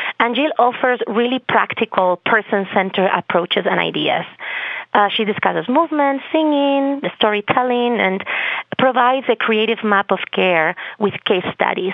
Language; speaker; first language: English; non-native, fluent; Spanish